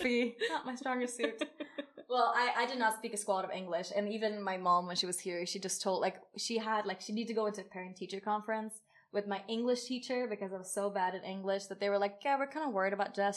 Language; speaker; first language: English; non-native, fluent; Swedish